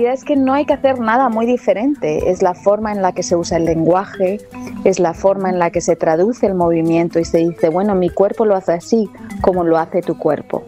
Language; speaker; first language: Spanish; native; Spanish